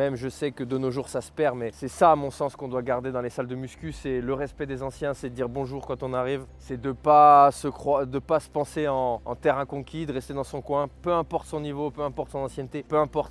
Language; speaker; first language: French; native; French